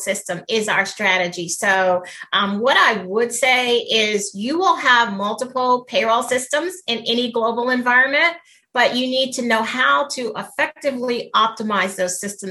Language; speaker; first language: English; native; English